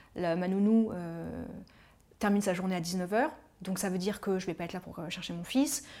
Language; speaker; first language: French; native; French